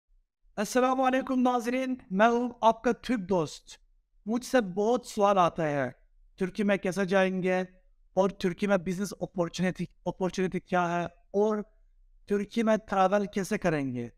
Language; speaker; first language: Hindi; non-native, fluent; Turkish